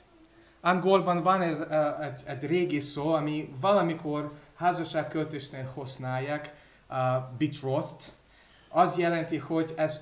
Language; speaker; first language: Hungarian; non-native, fluent; English